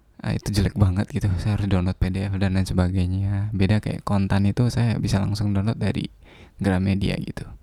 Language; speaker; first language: Indonesian; non-native, local second language; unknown